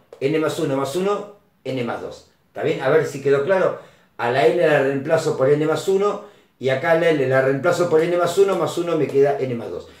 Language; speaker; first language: Spanish; native; Spanish